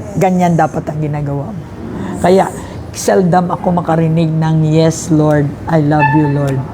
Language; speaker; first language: Filipino; non-native, local second language; Hiligaynon